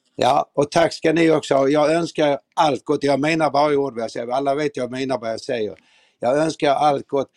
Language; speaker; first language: Swedish; native; Swedish